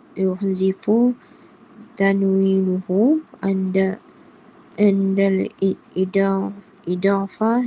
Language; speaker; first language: Arabic; non-native, learner; Malay